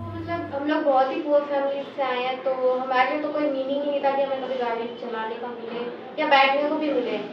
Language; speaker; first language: Hindi; native; Hindi